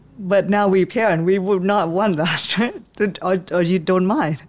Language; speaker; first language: English; non-native, fluent; Vietnamese